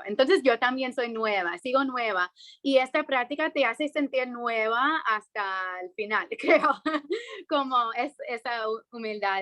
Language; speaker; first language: Spanish; non-native, fluent; English